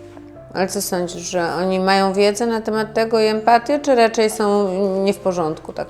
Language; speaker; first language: Polish; native; Polish